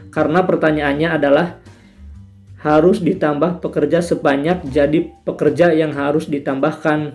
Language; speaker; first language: Indonesian; native; Indonesian